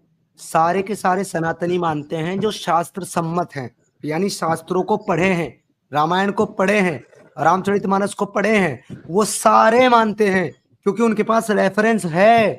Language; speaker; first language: Hindi; native; Hindi